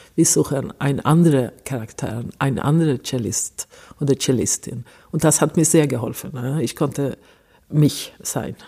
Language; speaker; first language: German; non-native, fluent; Swedish